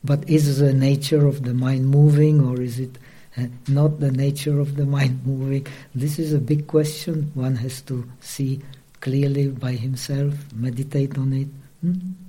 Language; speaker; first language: English; non-native, fluent; Czech